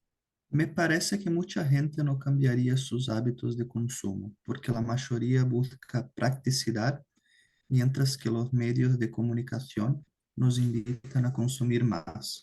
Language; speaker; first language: Spanish; non-native, fluent; Portuguese